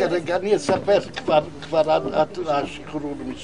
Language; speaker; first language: Hebrew; non-native, fluent; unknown